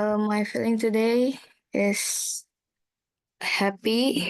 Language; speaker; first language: English; non-native, learner; Indonesian